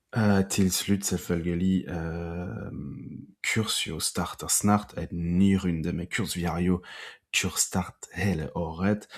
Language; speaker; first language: Norwegian; non-native, fluent; French